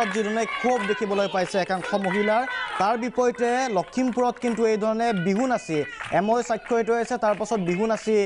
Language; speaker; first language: Assamese; native; Assamese